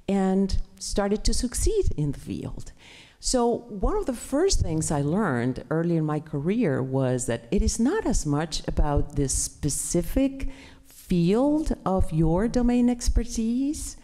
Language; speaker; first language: English; non-native, fluent; Spanish